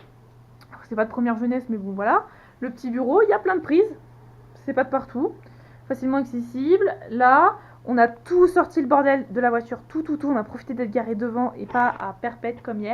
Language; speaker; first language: French; native; French